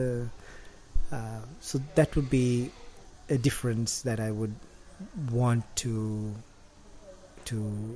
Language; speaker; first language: English; non-native, local second language; Sinhala